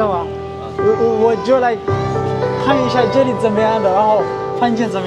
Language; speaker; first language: Chinese; non-native, fluent; Amharic